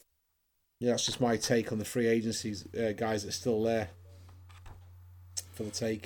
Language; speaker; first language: English; native; English